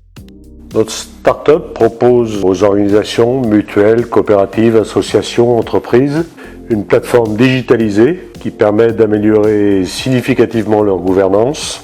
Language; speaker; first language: French; native; French